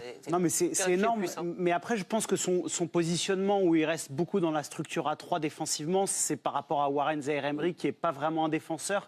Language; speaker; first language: French; native; French